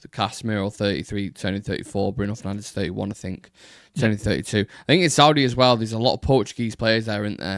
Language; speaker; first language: English; native; English